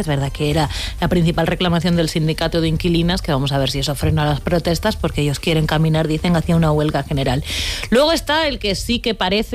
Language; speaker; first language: Spanish; native; Spanish